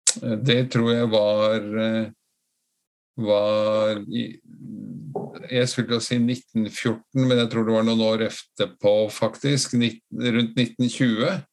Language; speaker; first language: Norwegian; non-native, fluent; Latvian